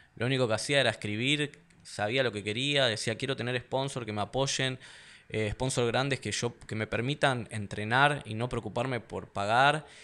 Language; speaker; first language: Spanish; native; Spanish